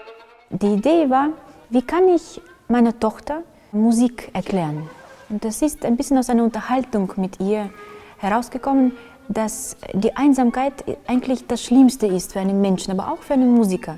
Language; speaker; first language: German; non-native, fluent; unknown